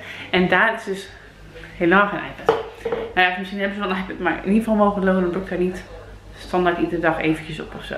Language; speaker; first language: Dutch; native; Dutch